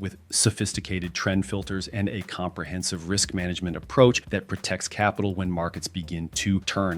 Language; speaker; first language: English; native; English